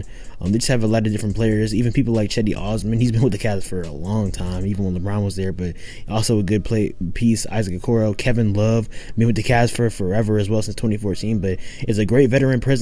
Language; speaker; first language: English; native; English